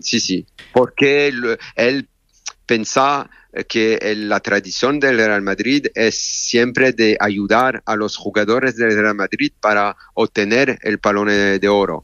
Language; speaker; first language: Spanish; non-native, learner; French